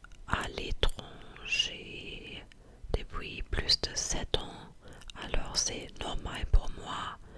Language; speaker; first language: French; non-native, fluent; German